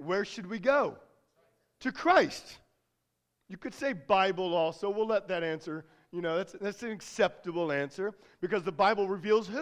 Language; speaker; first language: English; native; English